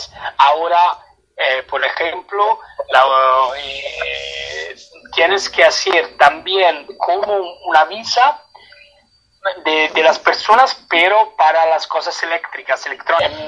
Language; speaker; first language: Spanish; non-native, fluent; Italian